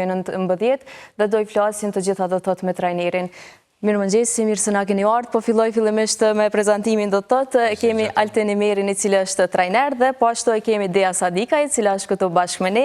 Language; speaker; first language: Albanian; native; Albanian